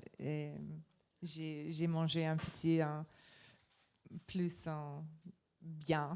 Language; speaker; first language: French; non-native, learner; English